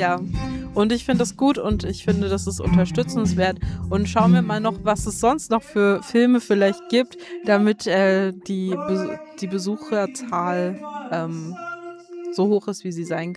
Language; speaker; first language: German; native; German